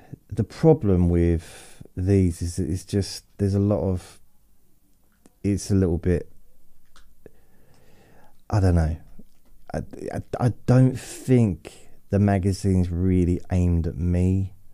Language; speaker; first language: English; native; English